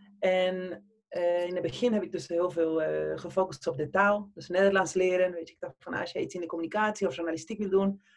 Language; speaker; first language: Dutch; non-native, fluent; Spanish